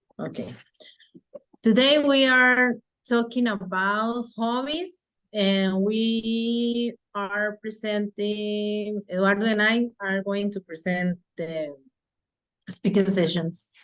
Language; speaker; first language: English; non-native, learner; Spanish